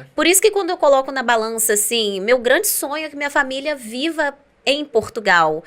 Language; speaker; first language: Portuguese; native; Portuguese